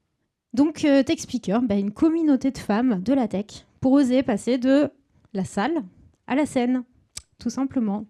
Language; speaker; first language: French; native; French